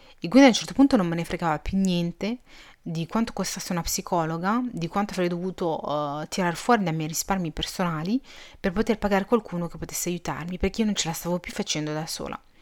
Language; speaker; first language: Italian; early bilingual, other home language; Arabic